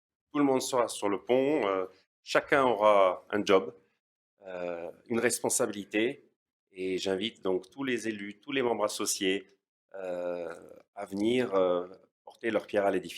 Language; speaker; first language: French; native; French